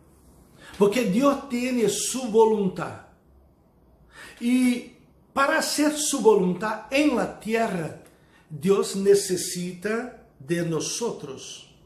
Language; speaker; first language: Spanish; non-native, fluent; Portuguese